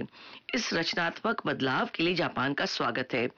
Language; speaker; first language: Hindi; native; Hindi